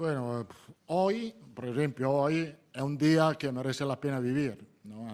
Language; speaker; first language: Spanish; non-native, fluent; Italian